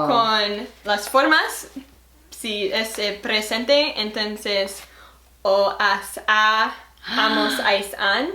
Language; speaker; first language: Spanish; non-native, learner; English